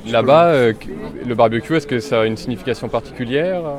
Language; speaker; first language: French; native; French